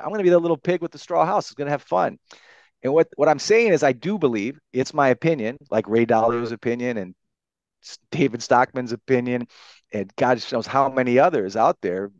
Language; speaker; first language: English; native; English